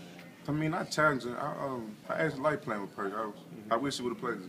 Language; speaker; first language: English; native; English